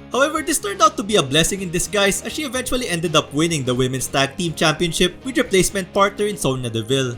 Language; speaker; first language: English; native; English